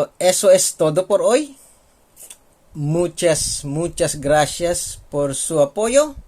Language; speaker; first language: Spanish; non-native, learner; Filipino